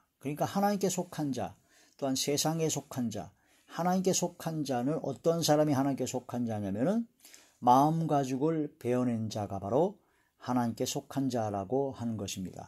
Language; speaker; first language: Korean; native; Korean